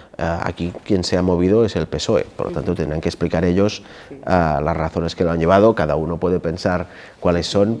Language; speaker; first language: Spanish; non-native, local second language; Catalan